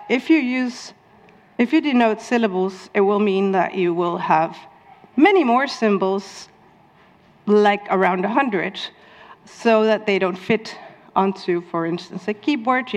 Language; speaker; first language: English; non-native, fluent; Dutch